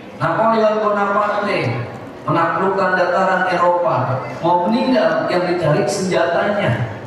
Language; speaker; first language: Indonesian; native; Indonesian